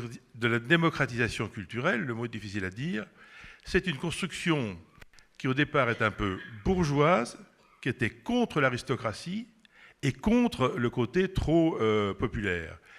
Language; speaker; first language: French; native; French